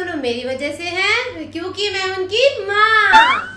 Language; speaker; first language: Hindi; native; Hindi